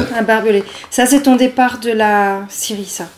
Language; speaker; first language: French; native; French